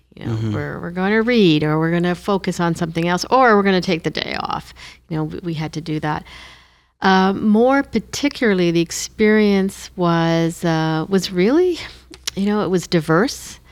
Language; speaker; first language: English; non-native, fluent; Hindi